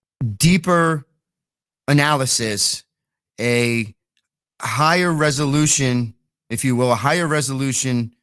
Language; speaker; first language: English; native; English